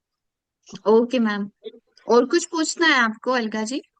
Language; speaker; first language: Hindi; native; Hindi